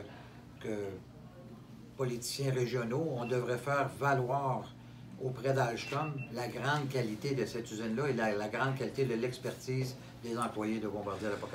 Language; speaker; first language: French; native; French